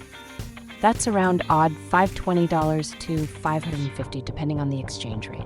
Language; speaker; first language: English; non-native, local second language; Punjabi